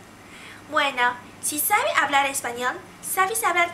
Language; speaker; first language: Spanish; non-native, learner; Chinese